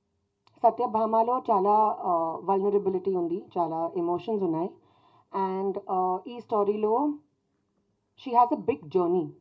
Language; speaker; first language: Telugu; non-native, fluent; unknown